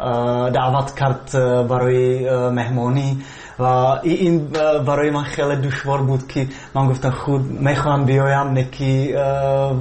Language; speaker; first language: Persian; non-native, learner; Czech